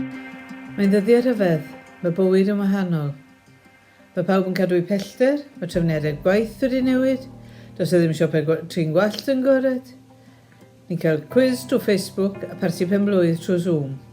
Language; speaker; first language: Welsh; native; Welsh